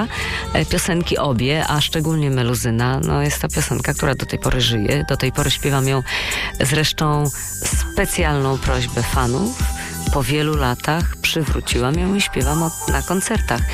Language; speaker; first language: Polish; native; Polish